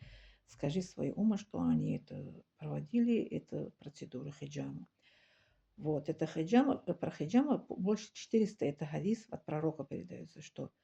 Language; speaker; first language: Russian; non-native, learner; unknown